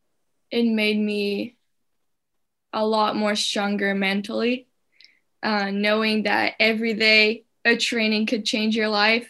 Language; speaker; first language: English; non-native, fluent; French